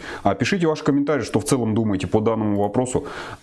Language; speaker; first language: Russian; native; Russian